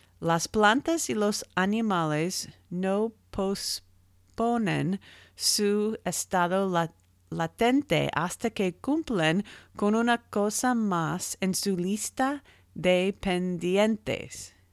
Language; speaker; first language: Spanish; non-native, learner; English